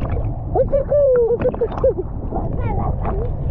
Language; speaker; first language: French; native; French